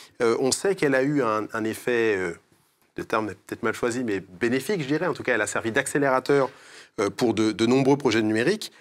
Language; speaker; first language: French; native; French